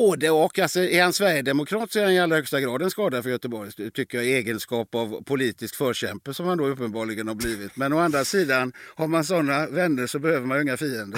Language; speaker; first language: Swedish; native; Swedish